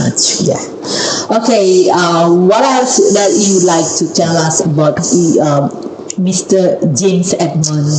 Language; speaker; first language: English; non-native, learner; Indonesian